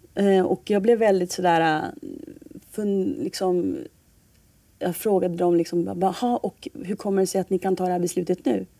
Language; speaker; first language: Swedish; native; Swedish